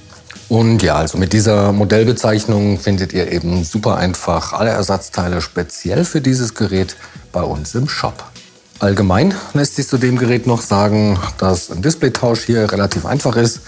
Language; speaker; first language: German; native; German